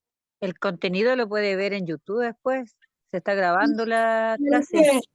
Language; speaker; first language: Spanish; native; Spanish